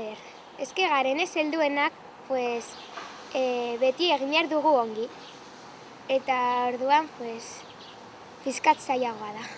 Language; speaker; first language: Basque; non-native, local second language; Spanish